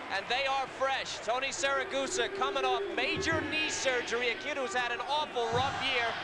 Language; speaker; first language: English; native; English